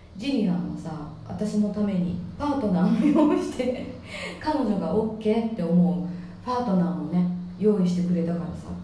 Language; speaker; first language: Japanese; native; Japanese